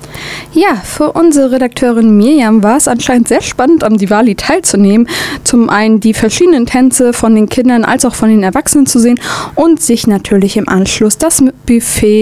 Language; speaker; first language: German; native; German